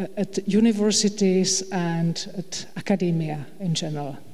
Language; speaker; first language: English; non-native, fluent; Czech